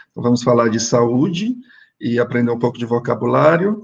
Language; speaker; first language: French; non-native, fluent; Portuguese